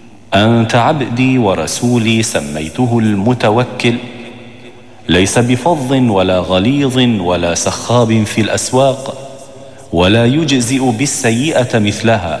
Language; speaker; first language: Arabic; native; Arabic